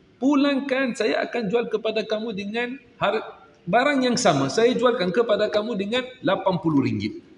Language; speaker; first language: Malay; non-native, fluent; Arabic